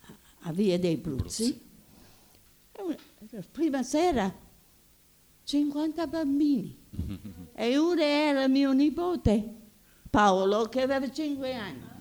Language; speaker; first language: Italian; early bilingual, heritage; Italian